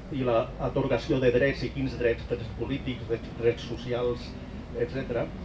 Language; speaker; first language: Catalan; early bilingual, other home language; German